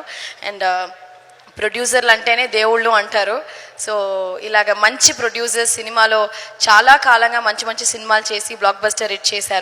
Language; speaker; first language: Telugu; non-native, local second language; Tamil